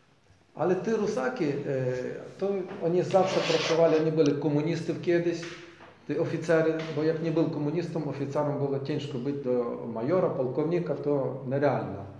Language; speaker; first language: Polish; non-native, learner; Ukrainian